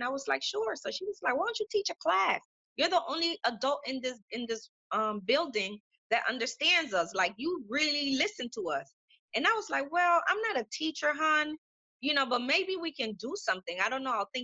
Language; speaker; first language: English; non-native, fluent; Spanish